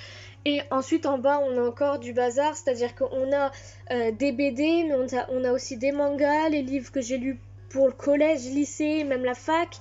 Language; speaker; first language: French; native; French